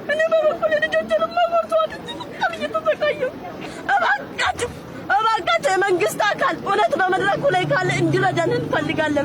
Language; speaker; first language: Amharic; non-native, local second language; Oromo